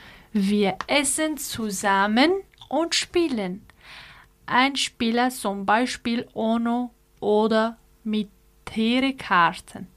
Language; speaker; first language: German; non-native, learner; Arabic